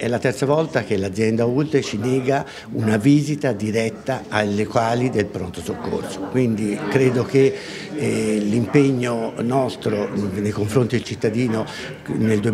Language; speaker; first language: Italian; native; Italian